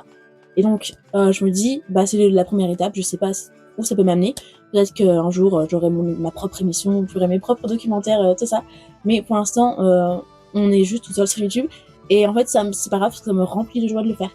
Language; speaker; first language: French; native; French